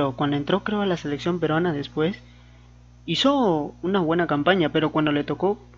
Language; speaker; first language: Spanish; native; Spanish